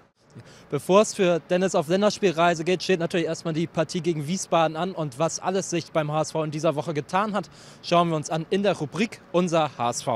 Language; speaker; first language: German; native; German